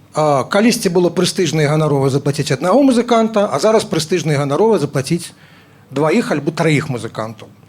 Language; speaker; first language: Belarusian; non-native, local second language; Russian